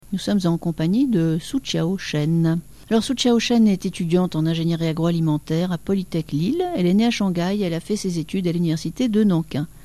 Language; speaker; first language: French; native; French